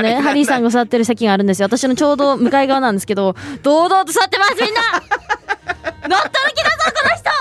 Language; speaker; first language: Japanese; early bilingual, heritage; Japanese